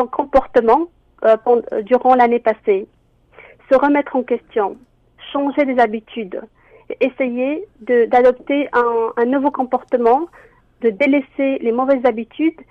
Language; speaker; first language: French; non-native, local second language; Arabic